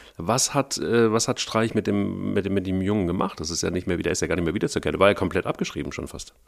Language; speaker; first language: German; native; German